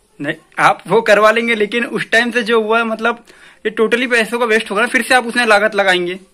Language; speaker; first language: Hindi; native; Hindi